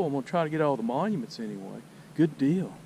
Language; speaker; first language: English; native; English